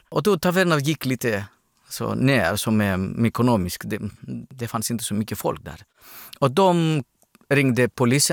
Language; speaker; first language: Swedish; non-native, learner; Greek